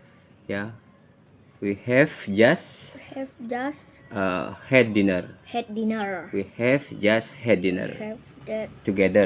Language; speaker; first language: English; non-native, learner; Balinese